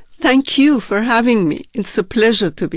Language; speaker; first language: English; non-native, fluent; Persian